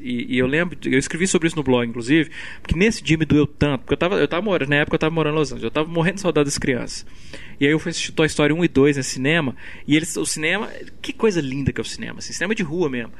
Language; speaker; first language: Portuguese; native; Portuguese